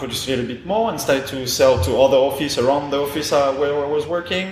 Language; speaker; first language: English; non-native, fluent; French